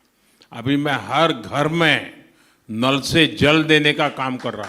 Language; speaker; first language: Hindi; non-native, local second language; Gujarati